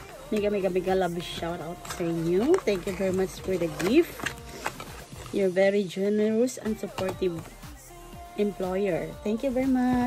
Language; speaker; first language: English; non-native, local second language; Filipino